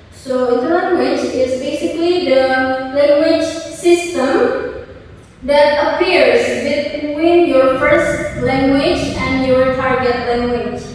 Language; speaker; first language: English; non-native, fluent; Indonesian